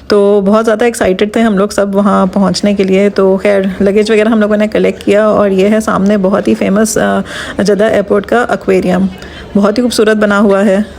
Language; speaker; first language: Urdu; native; Urdu